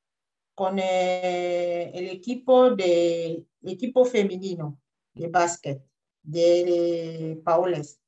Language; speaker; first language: Spanish; non-native, fluent; French